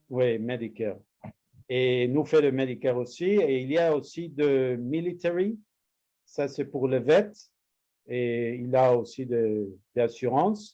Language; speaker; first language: French; non-native, learner; Spanish